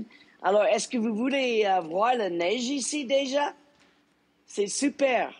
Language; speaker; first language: French; non-native, local second language; English